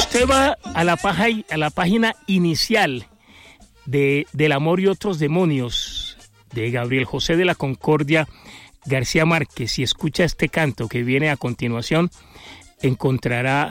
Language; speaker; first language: Spanish; native; Spanish